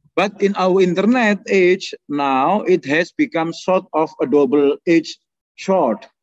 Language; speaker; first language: English; non-native, fluent; Indonesian